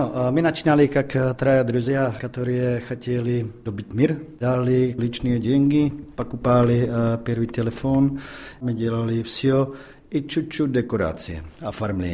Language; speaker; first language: Russian; non-native, fluent; Czech